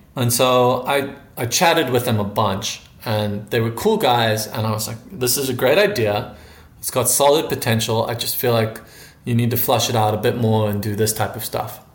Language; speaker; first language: English; native; English